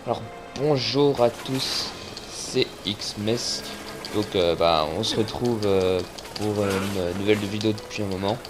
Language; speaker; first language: French; native; French